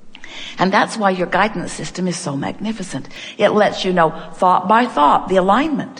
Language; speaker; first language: English; native; English